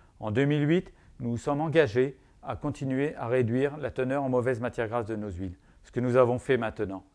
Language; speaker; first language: French; native; French